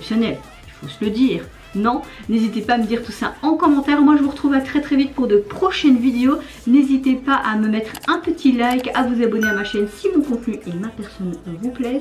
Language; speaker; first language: French; native; French